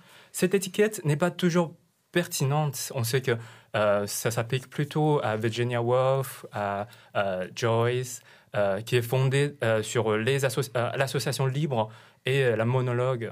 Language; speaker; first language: French; non-native, fluent; Chinese